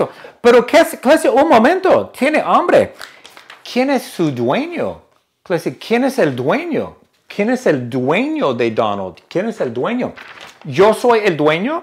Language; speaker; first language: Spanish; non-native, fluent; English